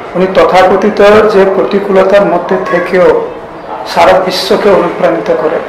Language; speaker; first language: Bangla; native; Bangla